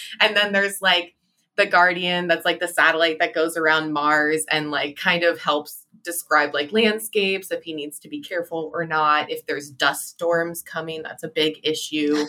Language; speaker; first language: English; native; English